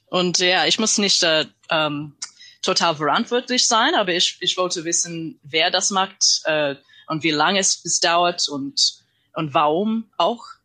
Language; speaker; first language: German; non-native, learner; English